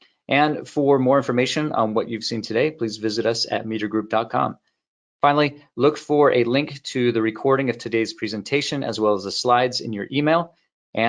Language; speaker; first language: English; native; English